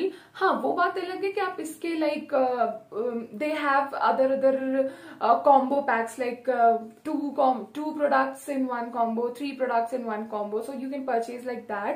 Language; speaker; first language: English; non-native, local second language; Hindi